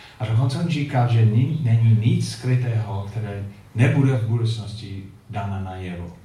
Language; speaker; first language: Czech; non-native, fluent; English